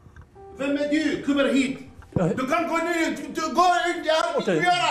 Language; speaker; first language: Swedish; non-native, learner; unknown